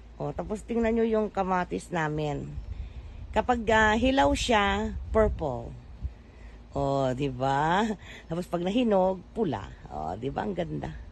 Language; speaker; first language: Filipino; non-native, local second language; Iloko